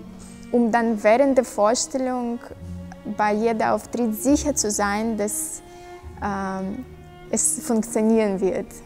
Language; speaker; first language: German; non-native, fluent; Russian